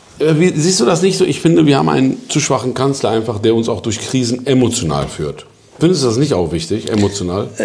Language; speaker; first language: German; early bilingual, other home language; Persian